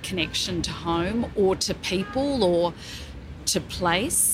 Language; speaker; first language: English; native; English